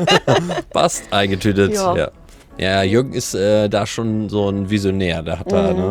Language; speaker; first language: German; native; German